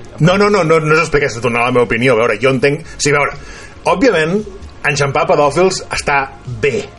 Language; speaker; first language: Catalan; native; Catalan